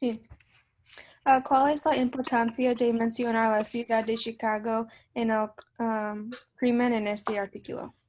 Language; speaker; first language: Spanish; non-native, learner; English